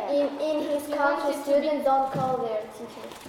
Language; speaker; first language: English; non-native, learner; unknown